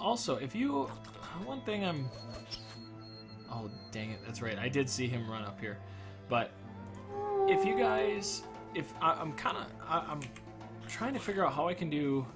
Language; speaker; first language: English; native; English